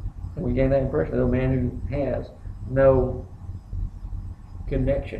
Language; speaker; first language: English; native; English